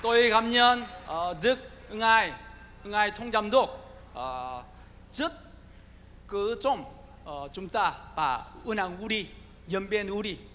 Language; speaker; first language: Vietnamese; non-native, learner; Korean